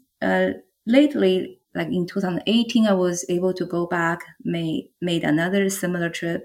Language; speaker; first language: English; non-native, fluent; Chinese